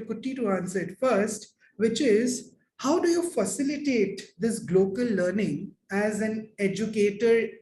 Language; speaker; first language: English; non-native, local second language; Hindi